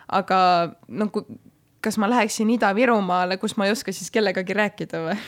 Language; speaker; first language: Estonian; native; Estonian